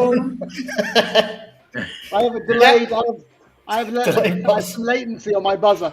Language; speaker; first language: English; native; English